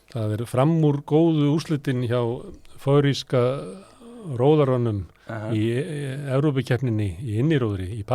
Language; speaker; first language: Icelandic; native; Icelandic